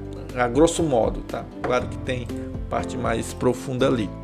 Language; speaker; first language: Portuguese; native; Portuguese